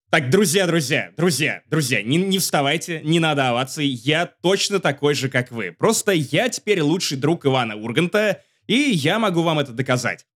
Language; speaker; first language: Russian; native; Russian